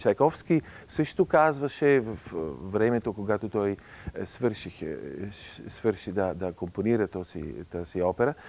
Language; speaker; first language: Bulgarian; non-native, fluent; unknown